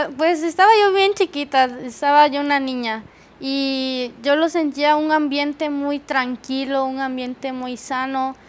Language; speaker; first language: Spanish; native; Spanish